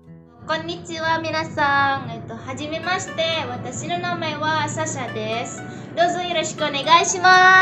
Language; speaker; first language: Japanese; non-native, learner; Indonesian